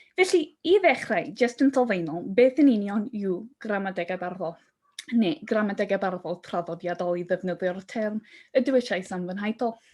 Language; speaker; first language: Welsh; non-native, fluent; English